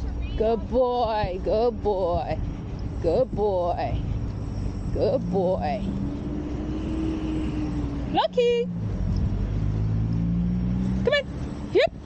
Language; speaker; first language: English; non-native, fluent; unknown